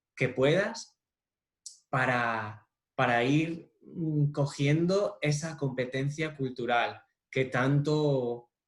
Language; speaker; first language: Spanish; non-native, fluent; English